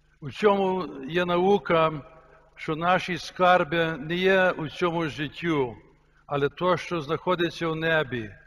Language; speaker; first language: Ukrainian; early bilingual, heritage; Ukrainian